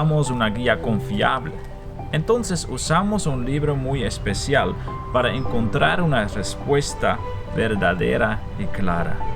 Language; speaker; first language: Spanish; non-native, fluent; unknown